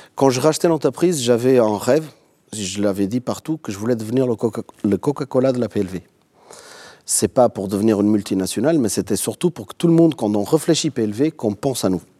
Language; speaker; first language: French; non-native, fluent; Portuguese